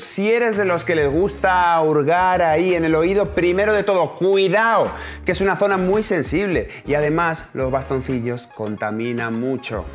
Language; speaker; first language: Spanish; native; Spanish